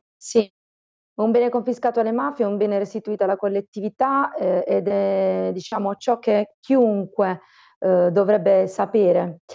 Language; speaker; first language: Italian; native; Italian